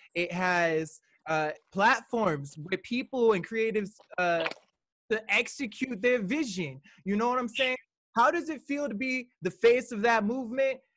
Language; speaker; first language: English; native; English